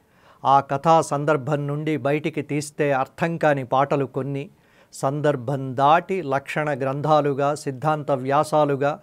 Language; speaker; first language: Telugu; native; Telugu